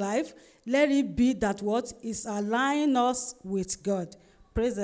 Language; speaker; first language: English; non-native, local second language; Yoruba